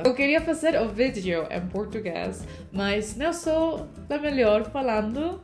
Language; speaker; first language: Portuguese; non-native, learner; Spanish